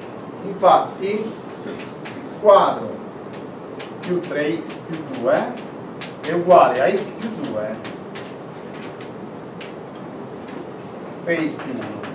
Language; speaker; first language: Italian; native; Italian